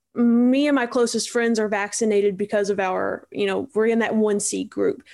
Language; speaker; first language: English; native; English